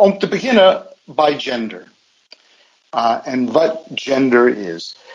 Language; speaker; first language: Dutch; non-native, fluent; English